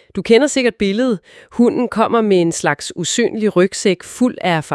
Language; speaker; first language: Danish; native; Danish